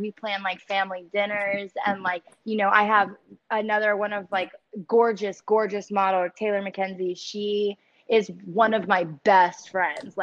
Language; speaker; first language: English; native; English